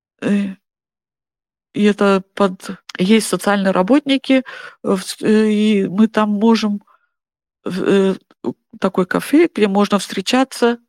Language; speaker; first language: Russian; non-native, fluent; German